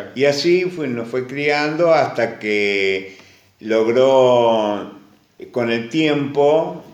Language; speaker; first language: Spanish; early bilingual, other home language; Greek